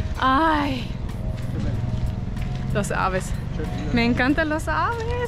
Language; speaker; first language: Spanish; non-native, learner; German